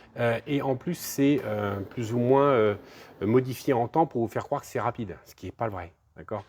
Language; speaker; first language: French; native; French